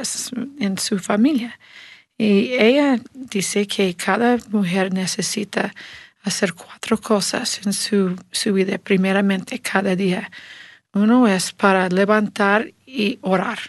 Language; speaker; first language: Spanish; non-native, learner; English